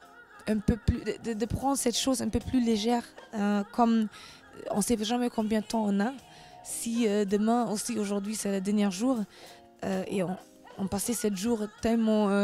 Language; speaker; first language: French; non-native, learner; German